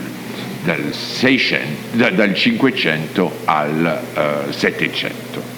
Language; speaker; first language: Italian; non-native, fluent; French